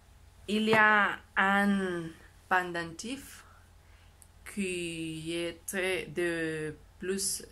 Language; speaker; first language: French; non-native, learner; Spanish